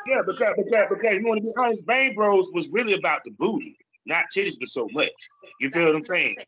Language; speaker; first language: English; native; English